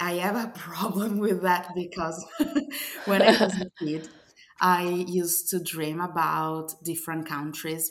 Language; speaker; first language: English; non-native, fluent; Italian